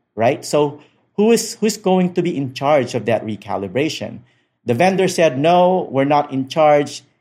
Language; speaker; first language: English; non-native, local second language; Filipino